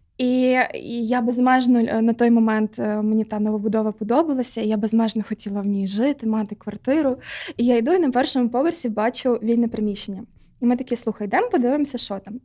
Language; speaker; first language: Ukrainian; non-native, local second language; Russian